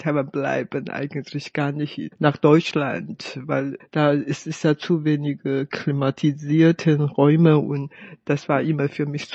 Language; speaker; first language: German; non-native, fluent; Chinese